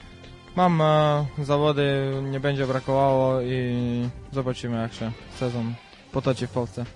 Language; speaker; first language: Polish; non-native, fluent; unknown